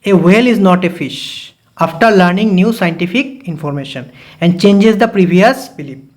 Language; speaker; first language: English; non-native, local second language; Assamese